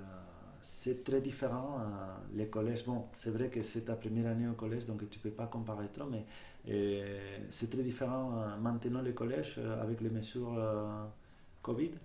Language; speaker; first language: French; non-native, fluent; Spanish